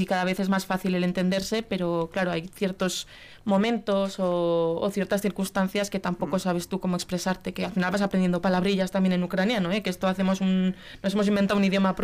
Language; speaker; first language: Spanish; native; Spanish